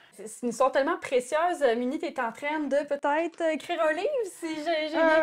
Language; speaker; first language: French; native; French